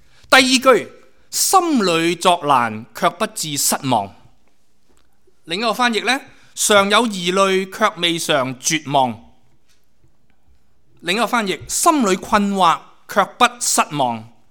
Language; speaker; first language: Cantonese; native; Cantonese